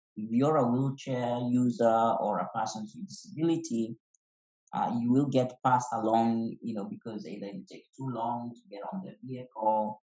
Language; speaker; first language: English; non-native, local second language; Kikuyu